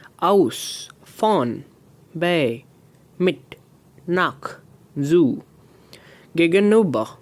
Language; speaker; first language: German; non-native, learner; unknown